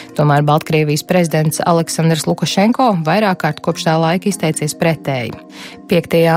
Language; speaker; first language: Latvian; native; Latvian